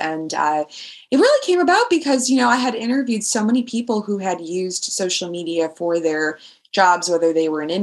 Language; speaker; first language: English; native; English